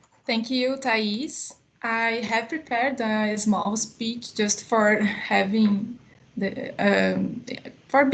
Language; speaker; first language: English; non-native, fluent; Portuguese